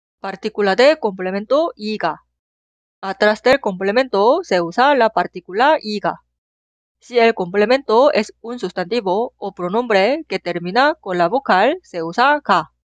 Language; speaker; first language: Spanish; non-native, fluent; Korean